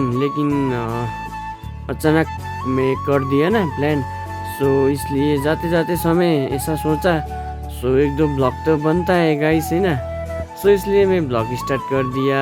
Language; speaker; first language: Hindi; non-native, local second language; Nepali